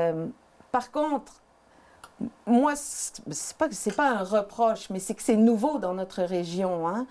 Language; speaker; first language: French; native; French